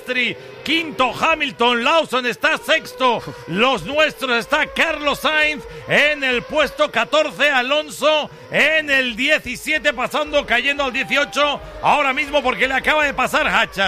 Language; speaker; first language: Spanish; native; Spanish